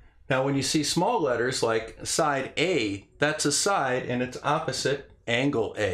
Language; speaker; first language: English; native; English